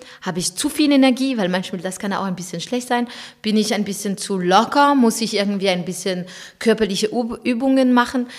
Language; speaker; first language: German; non-native, fluent; French